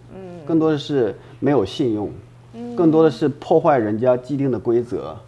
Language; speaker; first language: Chinese; native; Chinese